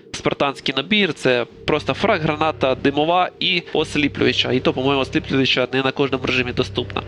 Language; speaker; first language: Ukrainian; non-native, local second language; Russian